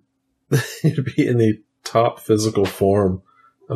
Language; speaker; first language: English; native; English